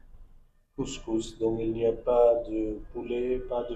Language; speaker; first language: French; non-native, fluent; Bangla